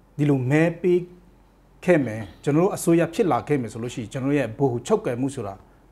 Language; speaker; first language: Burmese; non-native, local second language; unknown